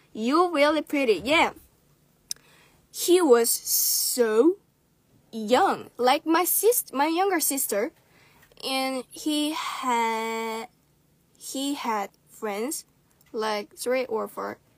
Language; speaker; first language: English; non-native, learner; Korean